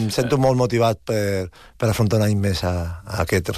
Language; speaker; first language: Catalan; non-native, local second language; Spanish